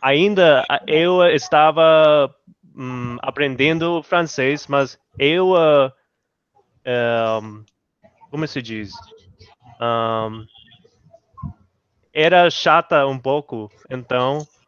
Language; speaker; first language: Portuguese; non-native, learner; English